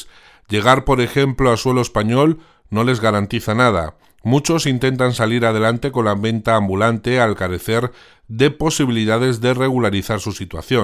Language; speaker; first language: Spanish; native; Spanish